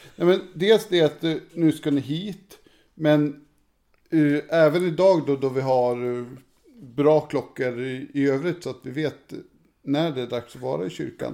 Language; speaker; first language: Swedish; native; Swedish